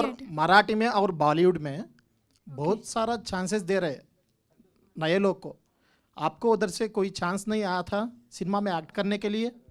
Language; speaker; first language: Hindi; non-native, local second language; Telugu